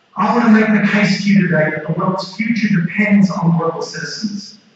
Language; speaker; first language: English; native; English